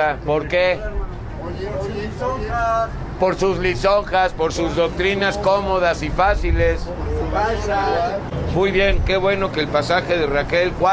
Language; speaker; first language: Spanish; native; Spanish